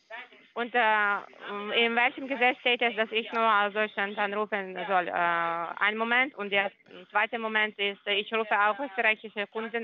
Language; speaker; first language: German; non-native, learner; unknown